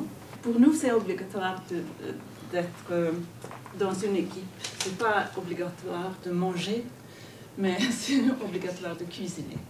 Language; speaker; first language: French; non-native, fluent; Swedish